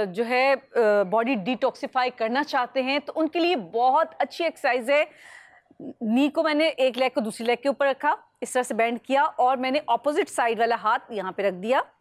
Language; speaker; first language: Urdu; native; Urdu